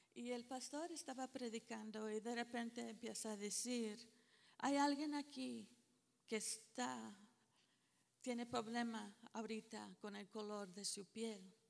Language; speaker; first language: Spanish; early bilingual, heritage; Spanish